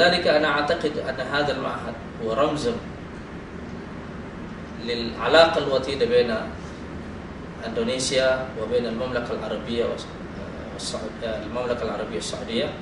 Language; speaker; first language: Arabic; non-native, fluent; Indonesian